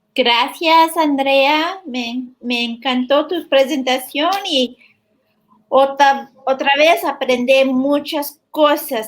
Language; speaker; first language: Spanish; early bilingual, heritage; Spanish